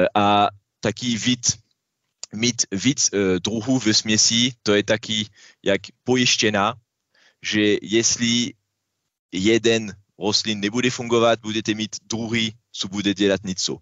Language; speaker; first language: Czech; non-native, learner; French